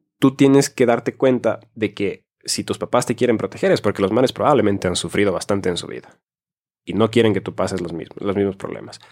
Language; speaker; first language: Spanish; early bilingual, heritage; Spanish